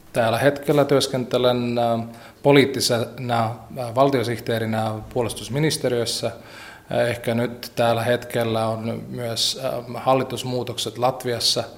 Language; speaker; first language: Finnish; non-native, fluent; Latvian